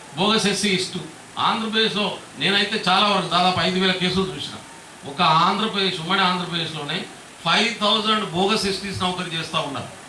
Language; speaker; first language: Telugu; non-native, local second language; Lambadi